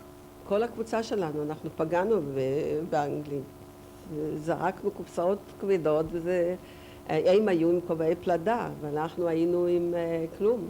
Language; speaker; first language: Hebrew; non-native, fluent; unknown